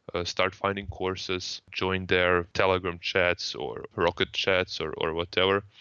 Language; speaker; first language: English; non-native, fluent; Croatian